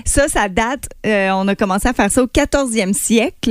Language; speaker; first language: French; native; French